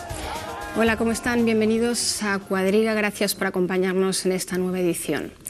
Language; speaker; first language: Spanish; native; Spanish